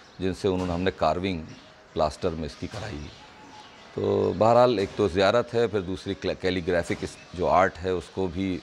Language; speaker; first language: Urdu; native; Urdu